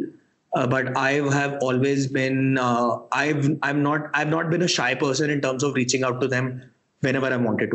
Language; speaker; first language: English; non-native, local second language; Hindi